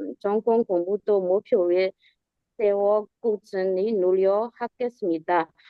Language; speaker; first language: Korean; non-native, learner; Burmese